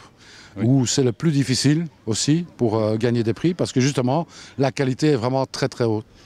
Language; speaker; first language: French; native; French